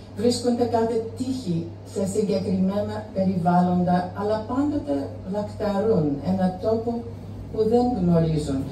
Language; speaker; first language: Greek; non-native, fluent; English